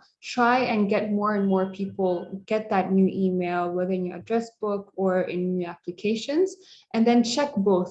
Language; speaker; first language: English; non-native, local second language; Kinyarwanda